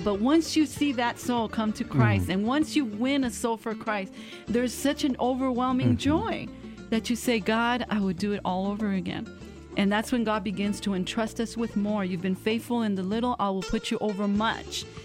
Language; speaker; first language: English; early bilingual, other home language; Spanish